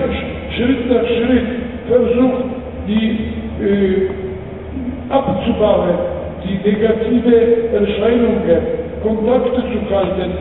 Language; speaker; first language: German; non-native, fluent; Polish